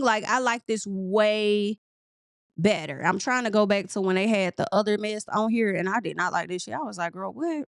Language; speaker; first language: English; native; English